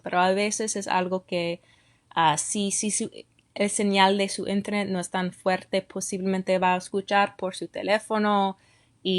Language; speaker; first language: Spanish; non-native, fluent; English